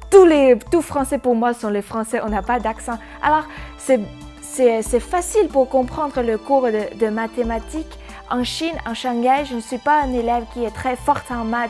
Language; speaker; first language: French; non-native, learner; Chinese